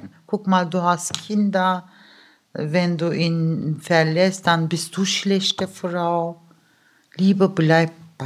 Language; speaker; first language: German; early bilingual, other home language; Turkish